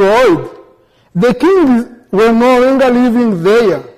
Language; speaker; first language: English; non-native, local second language; Kinyarwanda